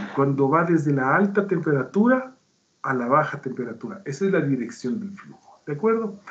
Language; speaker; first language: Spanish; native; Spanish